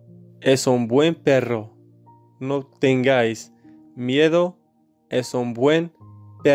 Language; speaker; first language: Spanish; non-native, learner; Arabic